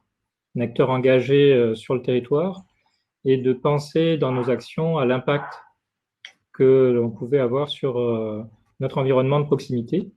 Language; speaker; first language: French; native; French